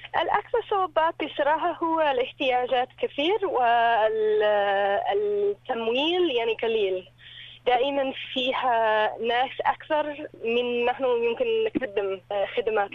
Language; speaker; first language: Arabic; non-native, learner; English